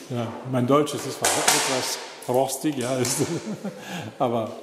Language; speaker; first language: German; non-native, learner; Italian